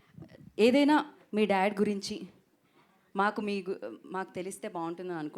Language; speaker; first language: Telugu; native; Telugu